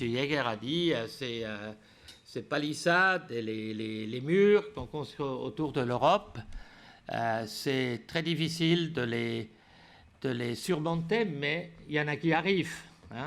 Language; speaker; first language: French; native; French